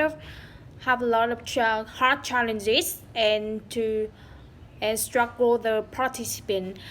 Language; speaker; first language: English; non-native, learner; Vietnamese